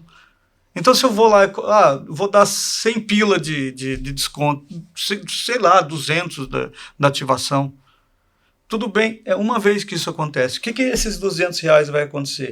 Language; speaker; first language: Portuguese; native; Portuguese